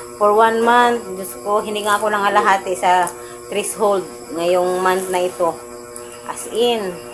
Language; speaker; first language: Filipino; non-native, local second language; Cebuano